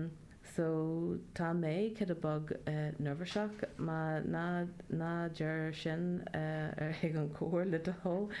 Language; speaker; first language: Irish; non-native, learner; Welsh